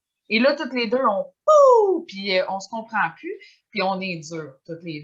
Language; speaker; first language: French; native; French